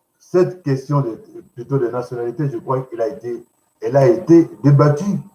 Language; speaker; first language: French; non-native, local second language; Lingala